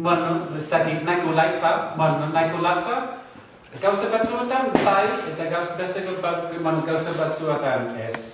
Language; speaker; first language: Basque; non-native, fluent; English